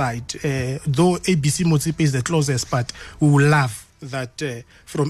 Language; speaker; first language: English; non-native, local second language; Swati